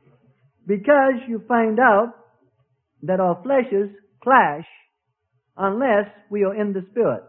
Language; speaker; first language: English; native; English